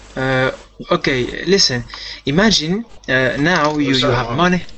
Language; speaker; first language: English; non-native, fluent; French